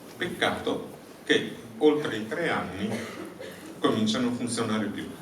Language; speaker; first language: Italian; early bilingual, other home language; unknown